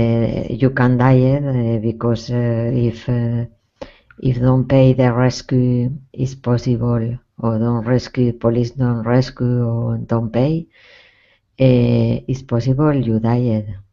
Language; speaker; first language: English; non-native, learner; Spanish